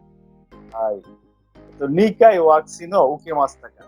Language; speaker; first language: Japanese; non-native, fluent; Bangla